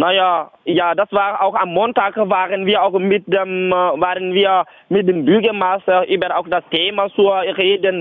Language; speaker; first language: German; non-native, learner; Bambara